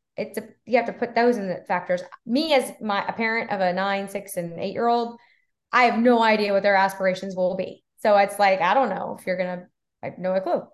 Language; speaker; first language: English; native; English